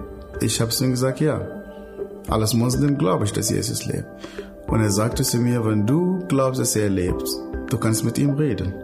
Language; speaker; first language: German; non-native, fluent; Arabic